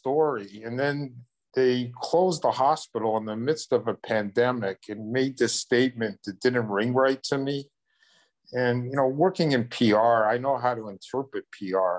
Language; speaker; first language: English; native; English